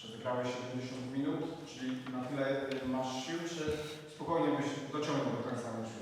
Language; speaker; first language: Polish; native; Polish